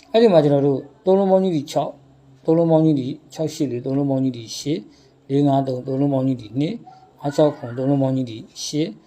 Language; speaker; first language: Burmese; native; Burmese